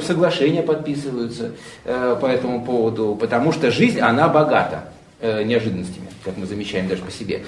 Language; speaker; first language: Russian; native; Russian